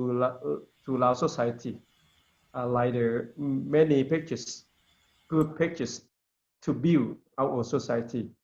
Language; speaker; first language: English; non-native, learner; Lao